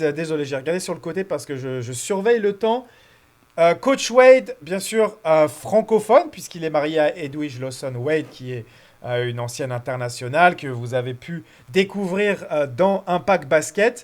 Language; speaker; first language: French; native; French